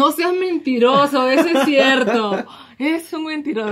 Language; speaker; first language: Spanish; native; Spanish